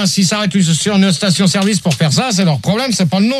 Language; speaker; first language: French; native; French